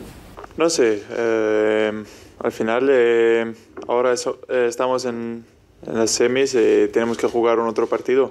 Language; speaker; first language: Spanish; non-native, fluent; German